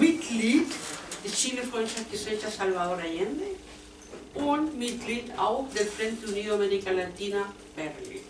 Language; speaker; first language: German; non-native, learner; Spanish